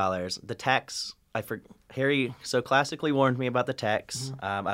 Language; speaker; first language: English; native; English